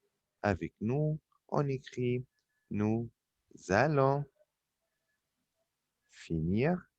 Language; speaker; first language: French; non-native, fluent; Arabic